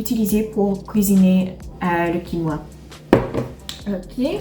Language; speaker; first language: French; non-native, learner; English